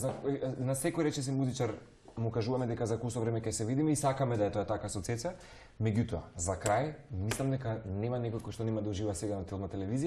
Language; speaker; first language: Macedonian; native; Macedonian